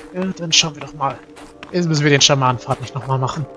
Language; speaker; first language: German; native; German